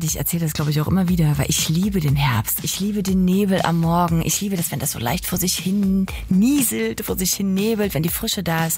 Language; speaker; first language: German; native; German